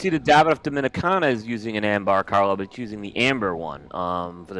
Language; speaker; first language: English; native; English